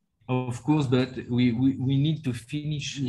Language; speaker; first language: English; non-native, learner; French